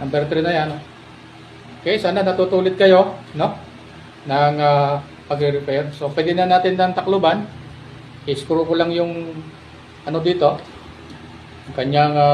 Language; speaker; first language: Filipino; native; Filipino